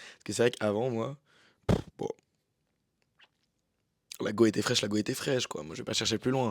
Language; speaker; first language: French; native; French